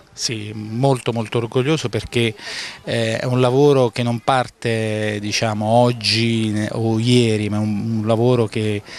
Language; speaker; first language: Italian; native; Italian